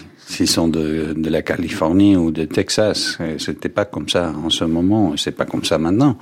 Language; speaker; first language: French; non-native, fluent; Danish